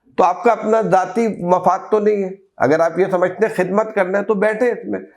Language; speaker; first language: Urdu; native; Urdu